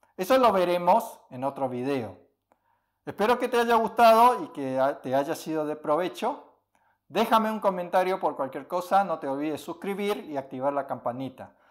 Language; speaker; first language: Spanish; early bilingual, other home language; Chinese